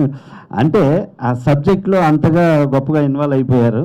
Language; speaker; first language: Telugu; native; Telugu